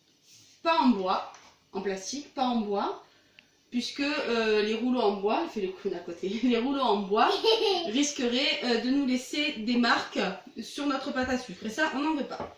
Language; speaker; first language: French; native; French